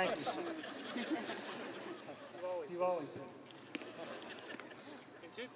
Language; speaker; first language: English; native; English